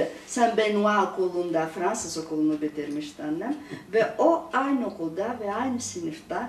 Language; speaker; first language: Turkish; non-native, local second language; Greek